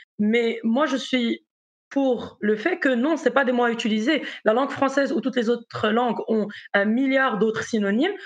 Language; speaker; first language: French; non-native, local second language; Arabic